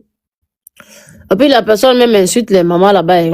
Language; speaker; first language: French; non-native, local second language; Mandingo